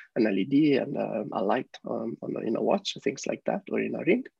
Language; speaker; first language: English; non-native, fluent; Italian